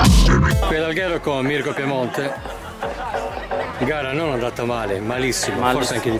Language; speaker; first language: Italian; native; Italian